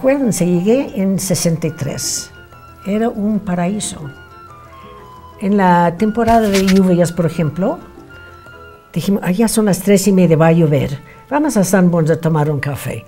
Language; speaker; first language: Spanish; non-native, fluent; English